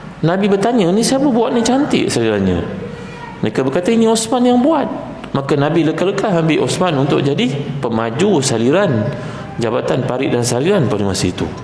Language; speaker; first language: Malay; native; Malay